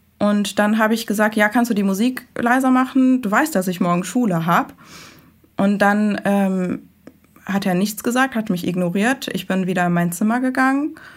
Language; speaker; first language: German; early bilingual, other home language; Persian